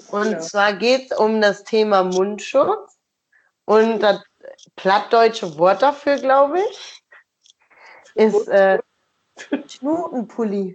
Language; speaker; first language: German; native; German